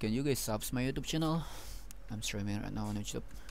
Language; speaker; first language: English; non-native, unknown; Indonesian